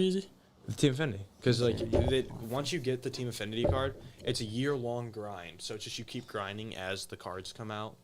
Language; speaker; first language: English; native; English